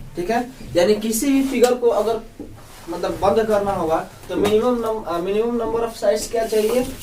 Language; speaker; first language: Hindi; native; Hindi